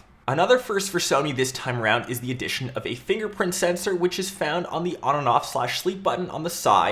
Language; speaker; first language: English; native; English